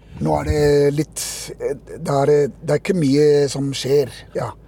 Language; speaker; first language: Norwegian; non-native, learner; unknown